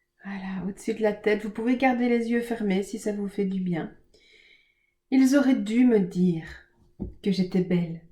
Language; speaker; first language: French; native; French